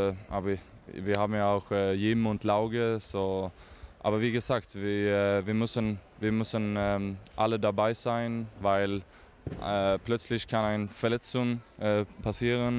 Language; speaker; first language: German; non-native, learner; Swedish